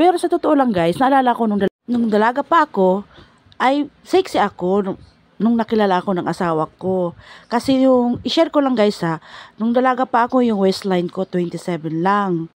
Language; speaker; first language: Filipino; non-native, local second language; Bikol